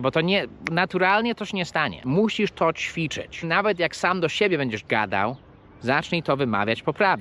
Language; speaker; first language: Polish; non-native, fluent; English